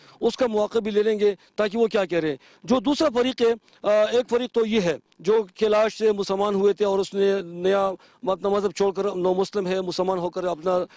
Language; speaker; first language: Urdu; non-native, local second language; Khowar